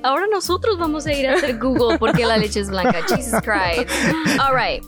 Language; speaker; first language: Spanish; early bilingual, heritage; Spanish